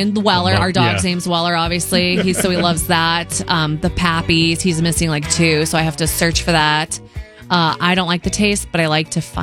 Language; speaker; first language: English; native; English